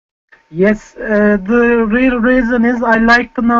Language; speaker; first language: English; non-native, fluent; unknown